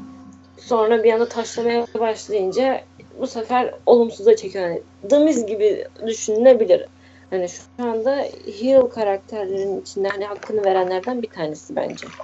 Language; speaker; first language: Turkish; native; Turkish